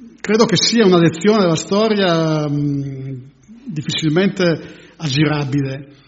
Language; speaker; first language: Italian; native; Italian